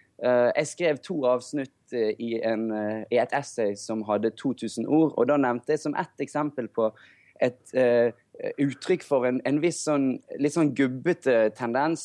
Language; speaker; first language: Norwegian; native; Norwegian